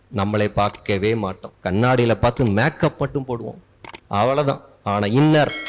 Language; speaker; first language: Tamil; native; Tamil